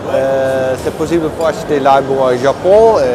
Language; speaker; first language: French; non-native, learner; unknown